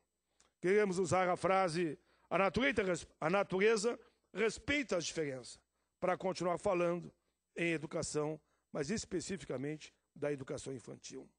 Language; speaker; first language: Portuguese; native; Portuguese